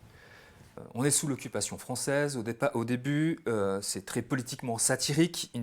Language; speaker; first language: French; native; French